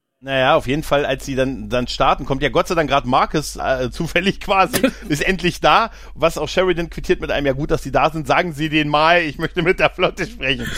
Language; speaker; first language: German; native; German